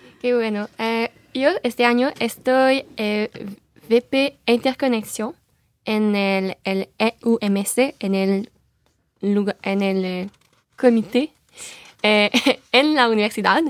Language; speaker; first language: Spanish; non-native, fluent; French